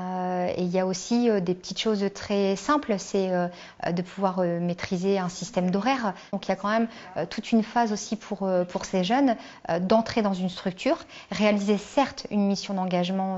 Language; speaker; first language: French; native; French